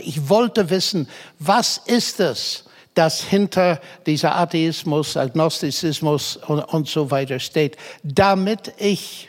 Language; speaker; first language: German; non-native, fluent; English